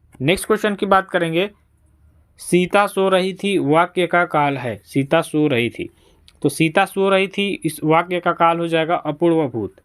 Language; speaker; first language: Hindi; native; Hindi